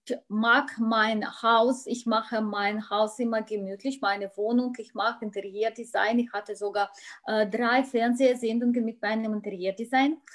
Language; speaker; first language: German; non-native, learner; Russian